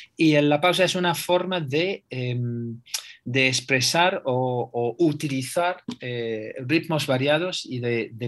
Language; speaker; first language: Spanish; non-native, fluent; English